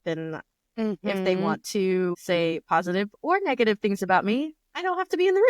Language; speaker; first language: English; native; English